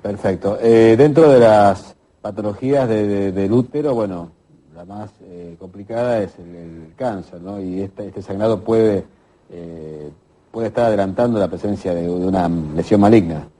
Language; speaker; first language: Spanish; native; Spanish